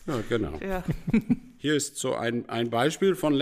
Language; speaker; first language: German; non-native, fluent; English